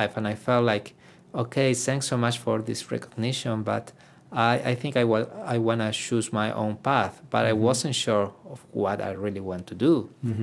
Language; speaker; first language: English; non-native, fluent; Spanish